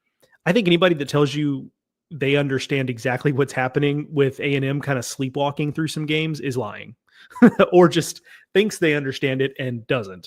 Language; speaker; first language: English; native; English